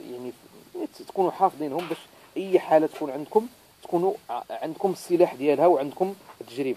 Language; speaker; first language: Arabic; native; Arabic